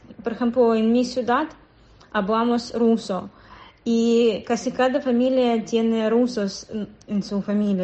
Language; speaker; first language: Spanish; non-native, learner; Russian